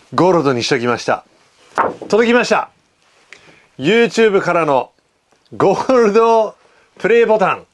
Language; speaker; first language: Japanese; non-native, fluent; English